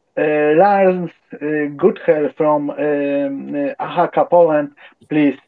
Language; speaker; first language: English; non-native, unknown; Polish